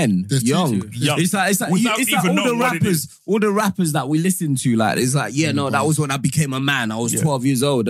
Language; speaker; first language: English; non-native, local second language; Yoruba